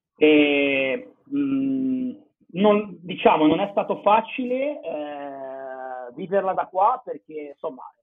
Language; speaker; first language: Italian; native; Italian